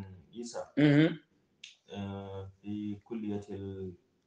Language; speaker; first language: Arabic; non-native, learner; Fula